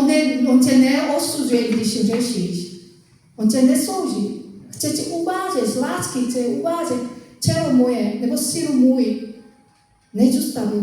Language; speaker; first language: Czech; non-native, fluent; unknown